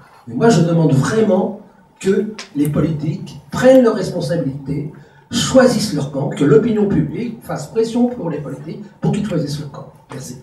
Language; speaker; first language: French; native; French